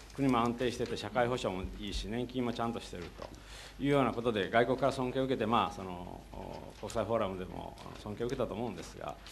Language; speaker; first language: Japanese; native; Japanese